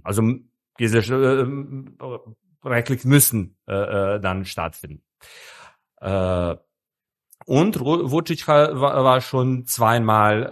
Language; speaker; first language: German; non-native, fluent; Serbian